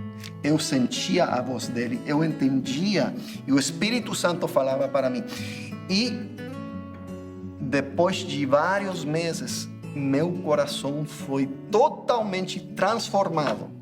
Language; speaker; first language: Portuguese; non-native, fluent; English